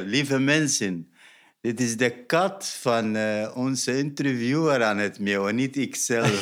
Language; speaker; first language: Dutch; non-native, fluent; Arabic